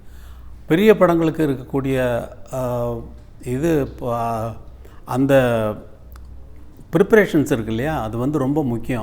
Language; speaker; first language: Tamil; native; Tamil